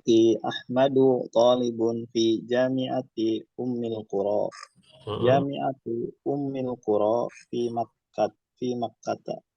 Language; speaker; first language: Arabic; non-native, learner; Indonesian